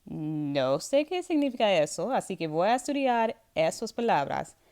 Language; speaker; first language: Spanish; non-native, learner; English